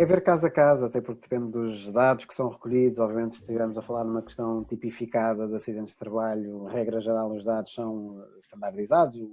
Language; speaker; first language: Portuguese; native; Portuguese